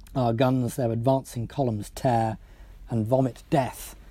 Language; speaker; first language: English; native; English